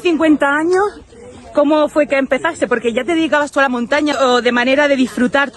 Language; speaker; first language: Spanish; native; Spanish